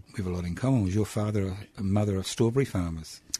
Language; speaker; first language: English; non-native, local second language; Italian